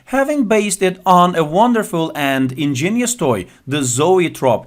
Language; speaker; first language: English; non-native, fluent; Turkish